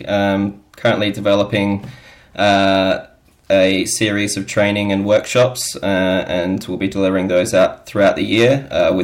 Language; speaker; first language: English; native; English